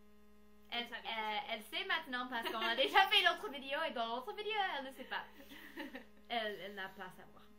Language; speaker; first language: French; non-native, learner; English